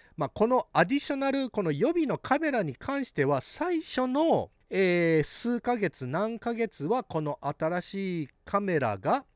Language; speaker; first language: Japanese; early bilingual, heritage; Japanese